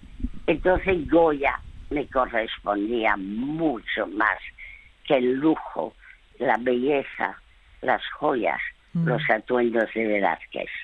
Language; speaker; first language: Spanish; early bilingual, other home language; French